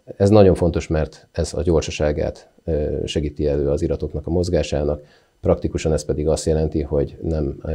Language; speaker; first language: Hungarian; native; Hungarian